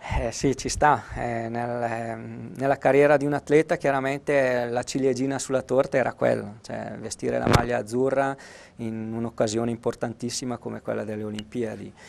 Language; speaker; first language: Italian; early bilingual, other home language; Arabic